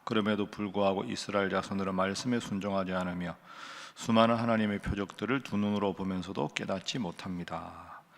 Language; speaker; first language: Korean; native; Korean